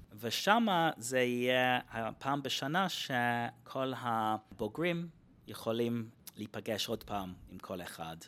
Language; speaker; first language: Hebrew; non-native, fluent; English